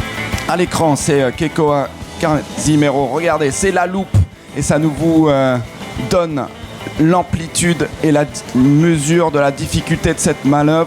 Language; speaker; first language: French; native; French